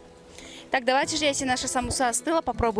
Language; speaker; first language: Russian; non-native, local second language; Tajik